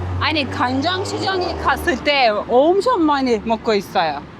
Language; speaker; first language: Korean; non-native, learner; Turkish